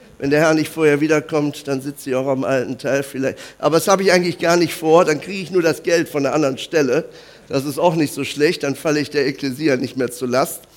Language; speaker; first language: German; native; German